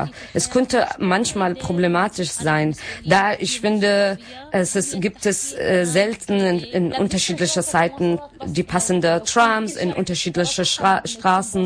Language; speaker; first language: German; non-native, learner; Arabic